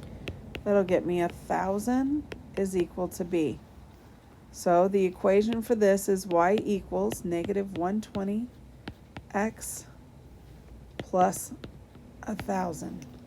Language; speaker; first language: English; native; English